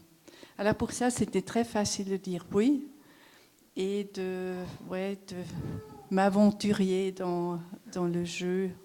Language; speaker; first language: French; non-native, local second language; German